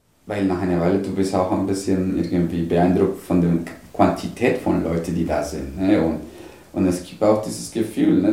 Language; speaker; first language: German; non-native, fluent; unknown